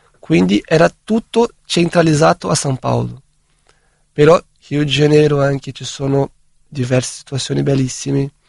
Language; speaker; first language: Italian; non-native, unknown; Portuguese